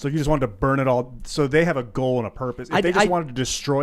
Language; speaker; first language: English; native; English